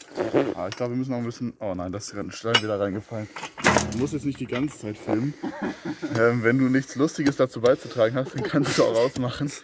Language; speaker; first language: German; native; German